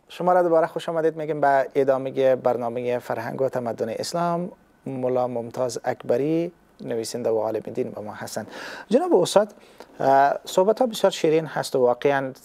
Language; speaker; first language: Persian; native; Persian